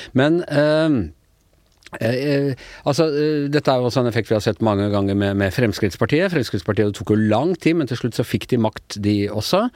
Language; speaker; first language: Norwegian; native; Norwegian